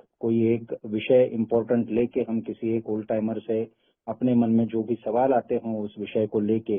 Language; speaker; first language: Hindi; native; Hindi